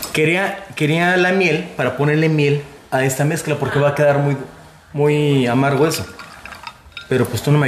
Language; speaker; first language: Spanish; native; Spanish